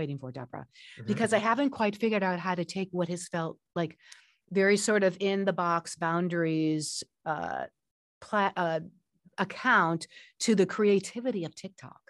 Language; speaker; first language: English; native; English